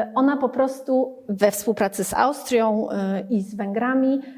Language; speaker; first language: Polish; early bilingual, other home language; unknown